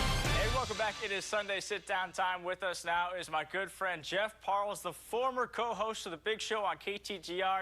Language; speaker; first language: English; native; English